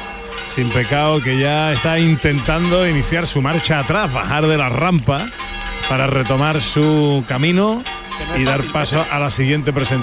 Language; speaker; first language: Spanish; native; Spanish